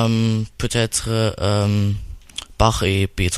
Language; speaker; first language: French; non-native, learner; German